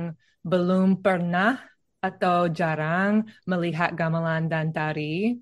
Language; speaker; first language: Indonesian; non-native, learner; English